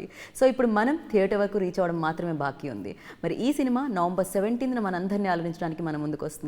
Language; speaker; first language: Telugu; native; Telugu